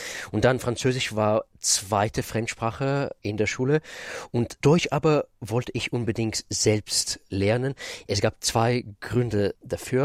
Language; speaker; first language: German; non-native, fluent; Russian